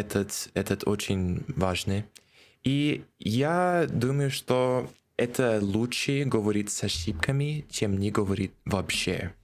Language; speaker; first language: Russian; non-native, learner; English